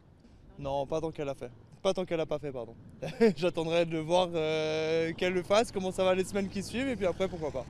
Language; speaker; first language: French; native; French